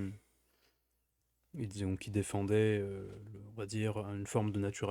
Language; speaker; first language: French; native; French